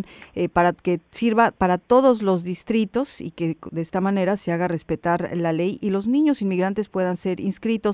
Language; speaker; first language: Spanish; native; Spanish